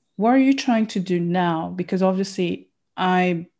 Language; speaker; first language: English; non-native, fluent; Rundi